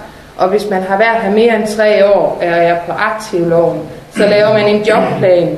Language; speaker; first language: Danish; native; Danish